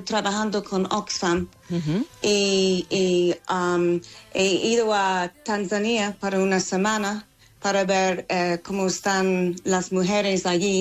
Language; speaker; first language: Spanish; non-native, fluent; English